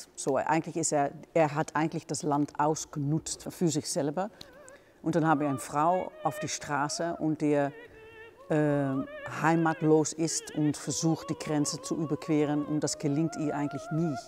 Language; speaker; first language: German; non-native, fluent; Dutch